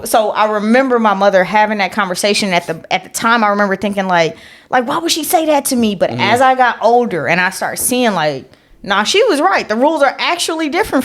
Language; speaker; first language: English; native; English